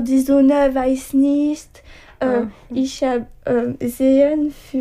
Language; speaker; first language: German; non-native, learner; French